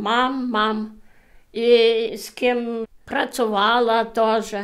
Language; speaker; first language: Polish; early bilingual, heritage; Polish